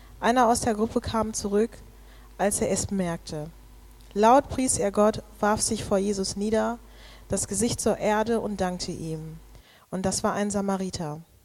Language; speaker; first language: German; native; German